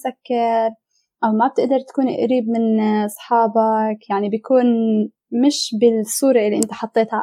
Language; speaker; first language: Arabic; native; Arabic